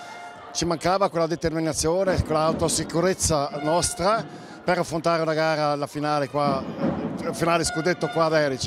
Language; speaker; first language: Italian; non-native, local second language; German